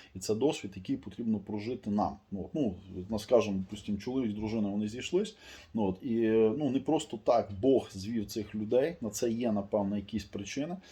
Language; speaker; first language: Ukrainian; native; Ukrainian